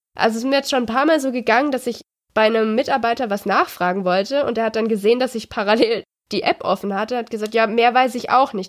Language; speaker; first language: German; native; German